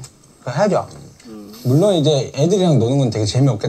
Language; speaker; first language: Korean; native; Korean